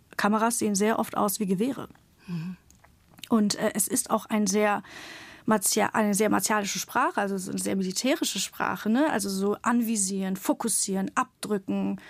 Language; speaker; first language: German; early bilingual, other home language; Turkish